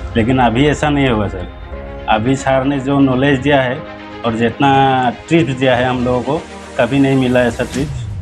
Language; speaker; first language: Hindi; non-native, local second language; Assamese